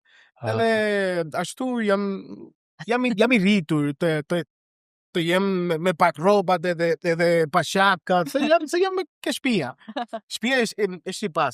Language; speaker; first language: Albanian; non-native, learner; Spanish